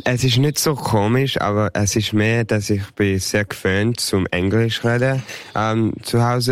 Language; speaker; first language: German; early bilingual, heritage; English